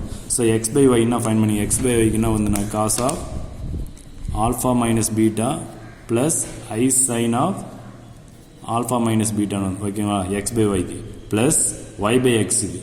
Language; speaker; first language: Tamil; native; Tamil